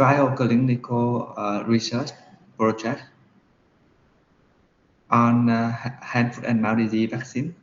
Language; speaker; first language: English; non-native, learner; Vietnamese